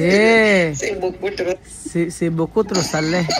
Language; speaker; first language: French; non-native, learner; Filipino